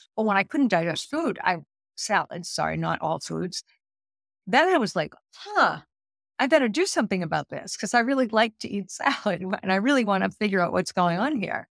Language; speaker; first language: English; native; English